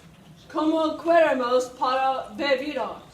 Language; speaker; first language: Spanish; non-native, learner; English